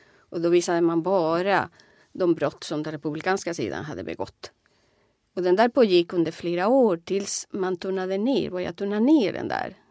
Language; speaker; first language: Swedish; non-native, fluent; Spanish